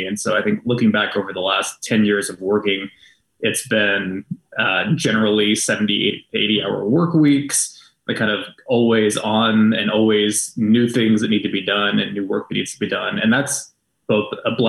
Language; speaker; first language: English; native; English